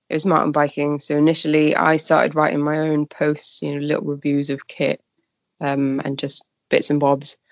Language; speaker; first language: English; native; English